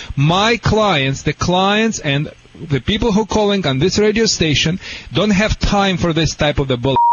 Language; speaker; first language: English; non-native, fluent; Russian